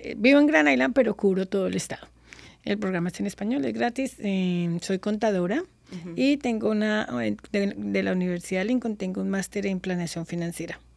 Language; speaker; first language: Spanish; native; Spanish